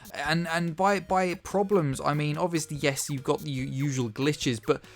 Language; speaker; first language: English; native; English